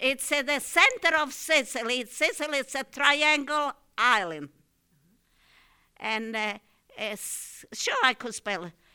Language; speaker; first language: English; non-native, fluent; Italian